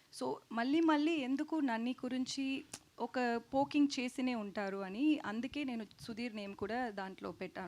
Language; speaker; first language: Telugu; non-native, learner; Tamil